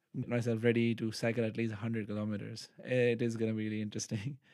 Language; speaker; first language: English; non-native, local second language; Urdu